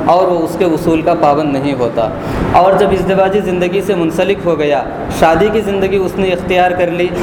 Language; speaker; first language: Urdu; native; Urdu